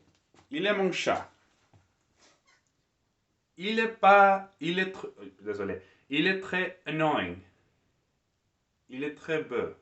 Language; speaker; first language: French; non-native, learner; English